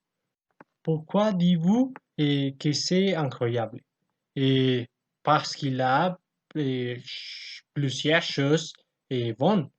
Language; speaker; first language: French; non-native, learner; Spanish